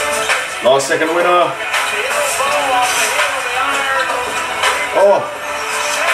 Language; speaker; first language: English; native; English